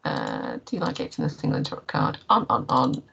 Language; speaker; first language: English; native; English